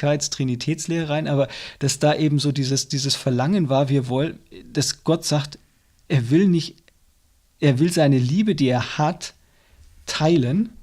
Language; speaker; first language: German; native; German